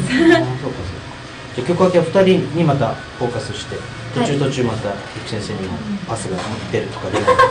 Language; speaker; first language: Japanese; native; Japanese